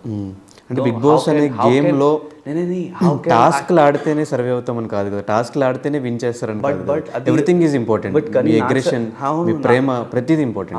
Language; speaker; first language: Telugu; native; Telugu